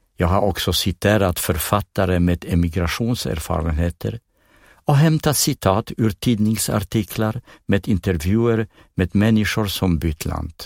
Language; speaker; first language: Swedish; non-native, fluent; Polish